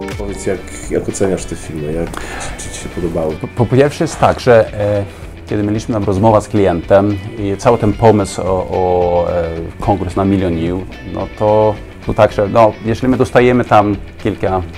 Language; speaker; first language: Polish; non-native, learner; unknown